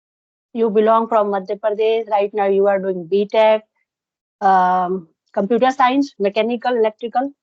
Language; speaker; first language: English; non-native, local second language; Hindi